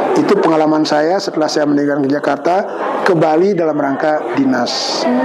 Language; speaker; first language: Indonesian; non-native, local second language; Balinese